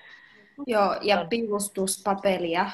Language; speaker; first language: Finnish; non-native, learner; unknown